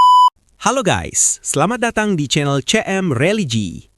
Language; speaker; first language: Indonesian; native; Indonesian